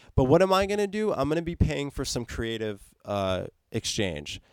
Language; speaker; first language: English; native; English